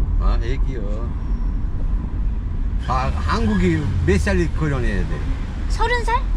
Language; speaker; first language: Korean; non-native, learner; Uzbek